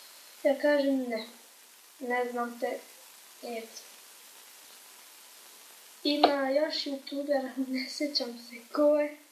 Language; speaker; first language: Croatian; early bilingual, heritage; Croatian